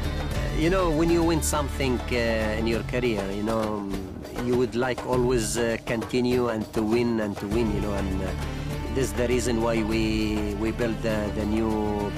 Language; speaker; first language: English; non-native, fluent; Arabic